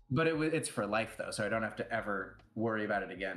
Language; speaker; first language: English; native; English